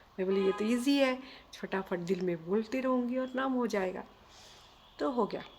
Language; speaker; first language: Hindi; non-native, local second language; Bangla